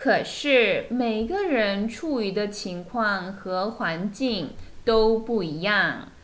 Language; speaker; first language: Chinese; non-native, fluent; Korean